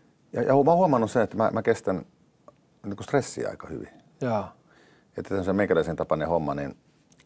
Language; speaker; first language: Finnish; native; Finnish